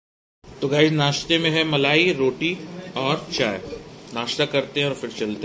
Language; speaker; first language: Hindi; native; Hindi